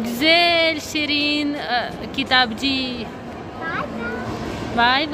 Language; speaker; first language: Turkish; non-native, learner; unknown